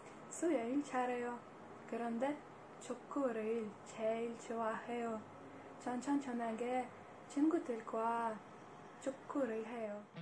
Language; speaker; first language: Korean; non-native, learner; Russian